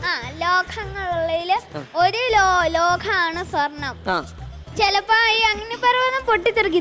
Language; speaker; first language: Malayalam; native; Malayalam